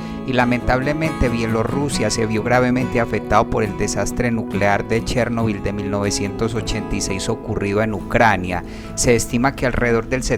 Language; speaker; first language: Spanish; native; Spanish